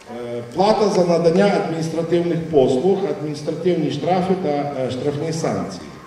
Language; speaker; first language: Ukrainian; native; Ukrainian